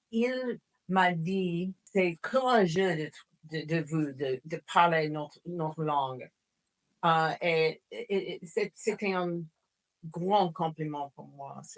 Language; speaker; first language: French; non-native, fluent; English